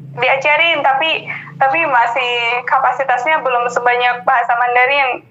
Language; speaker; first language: Indonesian; native; Indonesian